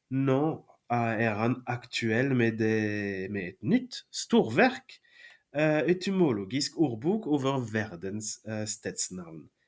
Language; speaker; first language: Norwegian; non-native, fluent; French